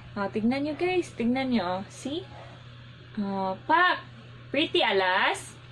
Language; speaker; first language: Filipino; non-native, local second language; Cebuano